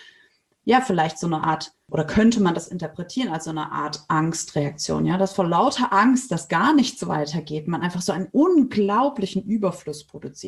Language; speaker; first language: German; native; German